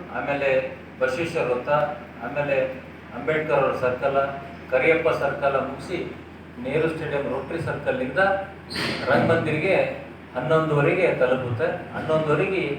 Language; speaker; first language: Kannada; native; Kannada